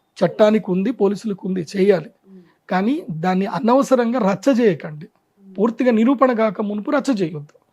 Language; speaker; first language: Telugu; non-native, local second language; Marwari